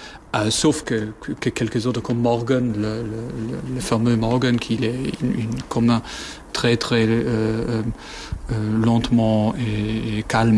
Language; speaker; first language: French; non-native, fluent; German